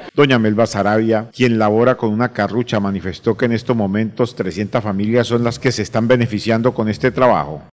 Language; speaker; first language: Spanish; native; Spanish